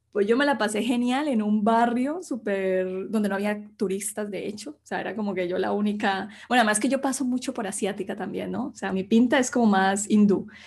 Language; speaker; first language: Spanish; native; Spanish